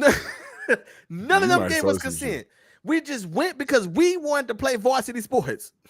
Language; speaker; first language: English; native; English